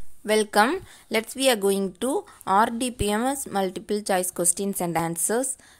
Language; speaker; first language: English; non-native, local second language; Tamil